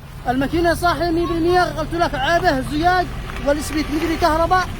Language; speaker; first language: Arabic; native; Arabic